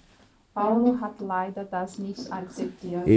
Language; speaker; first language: German; non-native, fluent; Portuguese